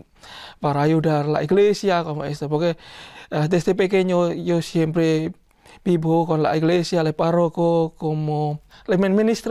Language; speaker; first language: Spanish; non-native, learner; Indonesian